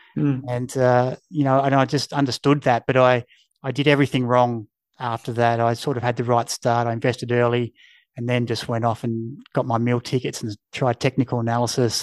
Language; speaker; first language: English; native; English